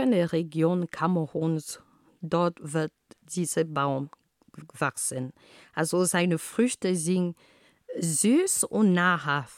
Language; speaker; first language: German; non-native, fluent; Ghomala